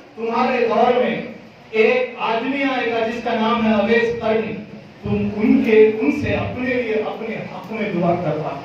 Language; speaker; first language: Urdu; native; Urdu